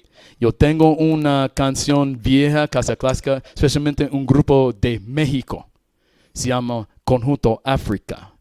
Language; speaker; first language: Spanish; non-native, learner; English